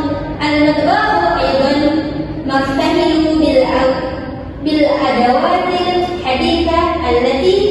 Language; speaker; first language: Arabic; non-native, learner; Indonesian